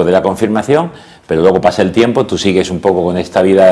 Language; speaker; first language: Spanish; native; Spanish